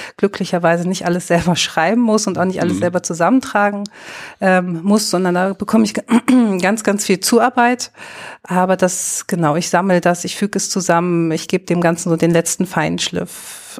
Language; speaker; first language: German; native; German